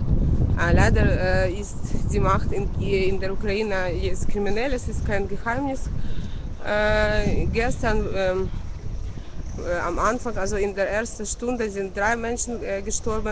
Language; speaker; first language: German; non-native, fluent; Russian